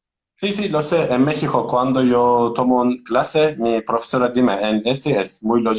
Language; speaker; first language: Spanish; non-native, learner; Turkish